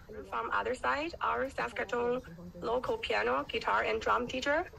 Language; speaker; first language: English; non-native, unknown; Chinese